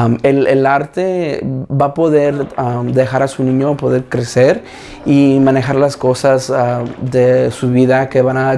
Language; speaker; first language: Spanish; early bilingual, other home language; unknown